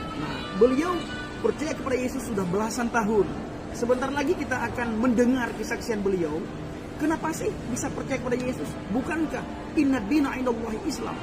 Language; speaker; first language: Indonesian; non-native, local second language; Achinese